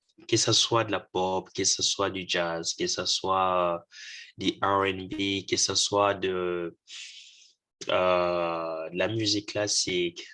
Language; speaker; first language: French; non-native, local second language; Lingala